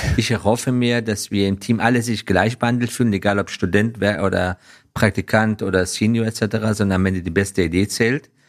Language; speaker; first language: German; non-native, fluent; Persian